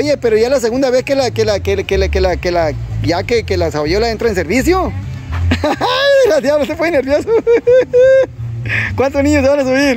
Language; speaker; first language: Spanish; native; Spanish